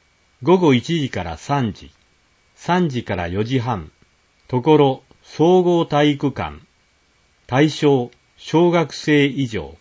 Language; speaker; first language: Japanese; native; Japanese